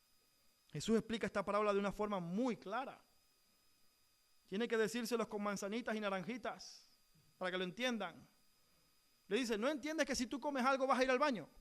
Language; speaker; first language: Spanish; native; Spanish